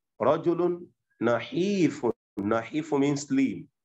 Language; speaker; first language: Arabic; non-native, fluent; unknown